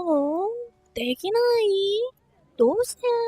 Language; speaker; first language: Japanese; non-native, learner; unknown